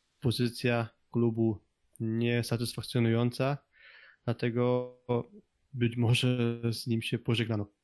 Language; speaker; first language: Polish; native; Polish